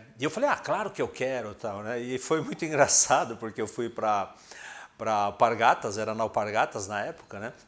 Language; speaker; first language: Portuguese; early bilingual, other home language; Spanish